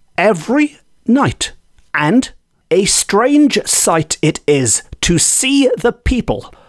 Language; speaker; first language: English; native; English